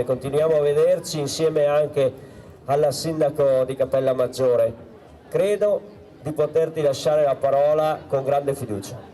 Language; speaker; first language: Italian; native; Italian